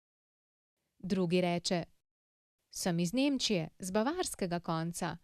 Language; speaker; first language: Slovenian; native; Slovenian